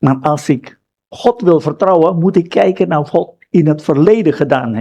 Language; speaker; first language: Dutch; non-native, fluent; Indonesian